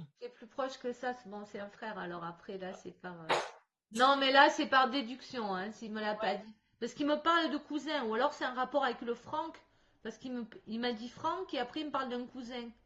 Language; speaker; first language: French; native; French